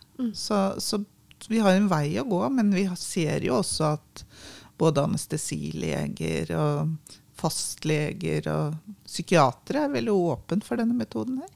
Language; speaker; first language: Norwegian; native; Norwegian